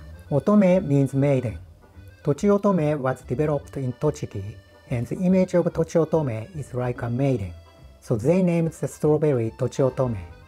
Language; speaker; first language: English; non-native, fluent; Japanese